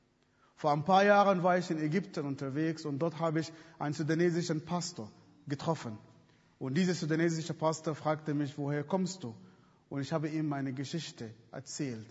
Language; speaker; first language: German; non-native, fluent; Arabic